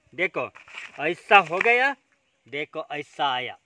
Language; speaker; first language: Hindi; non-native, local second language; Kannada